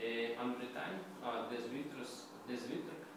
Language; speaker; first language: French; non-native, learner; Russian